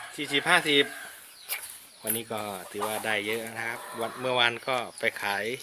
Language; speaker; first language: Thai; native; Thai